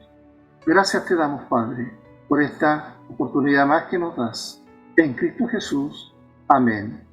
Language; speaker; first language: Spanish; native; Spanish